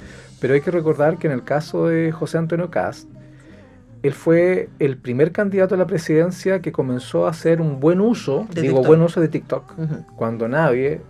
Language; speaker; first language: Spanish; native; Spanish